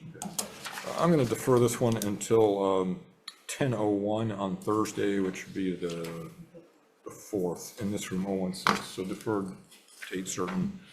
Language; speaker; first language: English; native; English